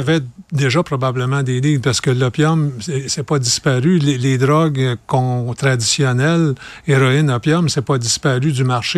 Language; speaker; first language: French; native; French